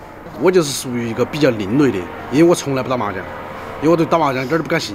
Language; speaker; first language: Chinese; native; Chinese